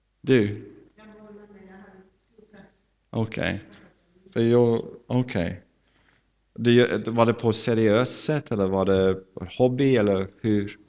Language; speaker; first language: Swedish; non-native, fluent; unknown